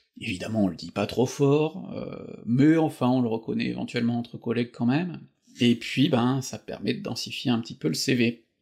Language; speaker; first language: French; native; French